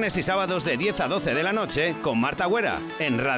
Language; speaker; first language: Spanish; native; Spanish